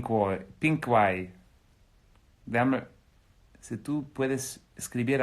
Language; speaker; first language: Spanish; non-native, learner; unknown